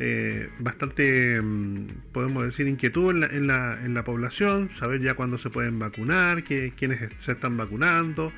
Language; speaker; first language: Spanish; native; Spanish